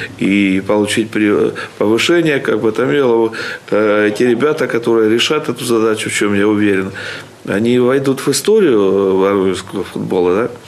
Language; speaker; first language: Russian; native; Russian